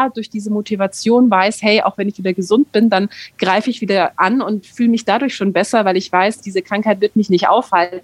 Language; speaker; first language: German; native; German